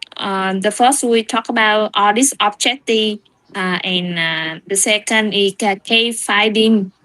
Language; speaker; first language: English; non-native, learner; Vietnamese